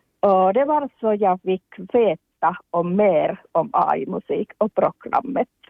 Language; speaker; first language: Swedish; non-native, local second language; Finnish